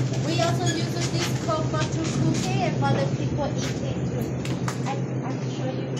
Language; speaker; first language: English; non-native, learner; Hmong